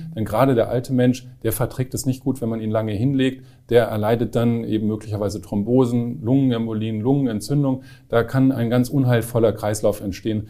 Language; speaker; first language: German; native; German